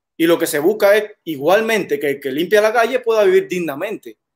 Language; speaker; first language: Spanish; native; Spanish